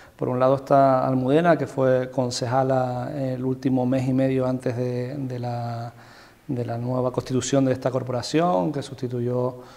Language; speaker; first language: Spanish; native; Spanish